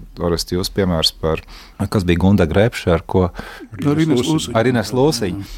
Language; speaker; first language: Latvian; native; Latvian